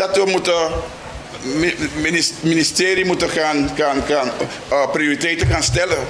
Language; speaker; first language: Dutch; non-native, local second language; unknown